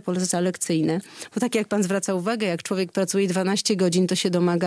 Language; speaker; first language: Polish; native; Polish